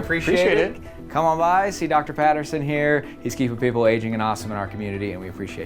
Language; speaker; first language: English; native; English